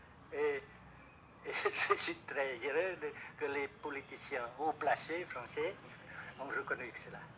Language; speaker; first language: French; non-native, local second language; Vietnamese